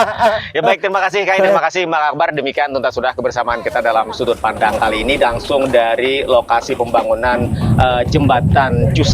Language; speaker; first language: Indonesian; native; Indonesian